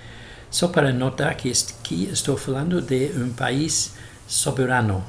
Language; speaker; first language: Portuguese; non-native, fluent; English